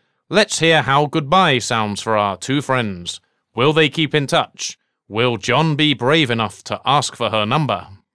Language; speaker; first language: English; native; English